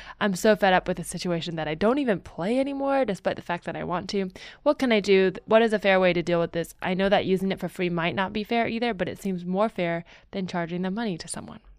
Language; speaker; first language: English; native; English